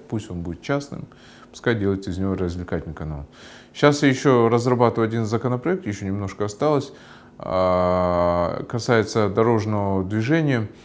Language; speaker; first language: Russian; non-native, local second language; Kyrgyz